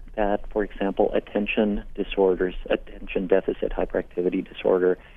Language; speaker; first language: English; non-native, fluent; Spanish